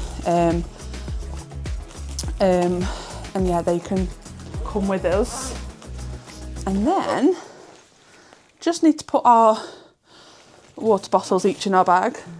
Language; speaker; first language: English; native; English